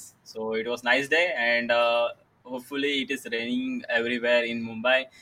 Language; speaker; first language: English; non-native, local second language; Marathi